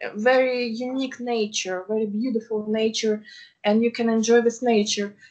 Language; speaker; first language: English; non-native, fluent; Russian